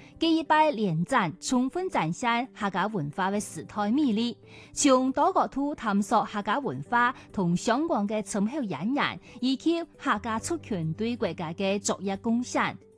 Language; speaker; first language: Chinese; non-native, local second language; Cantonese